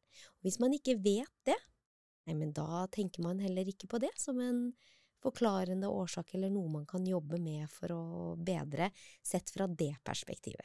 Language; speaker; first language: Norwegian; native; Norwegian